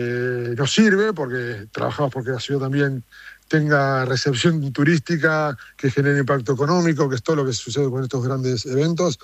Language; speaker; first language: Spanish; native; Spanish